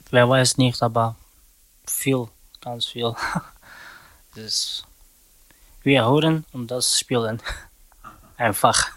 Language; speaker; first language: German; non-native, learner; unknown